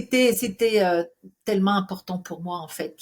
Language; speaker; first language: French; native; French